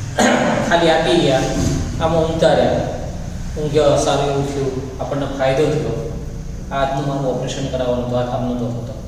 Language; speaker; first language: Gujarati; native; Gujarati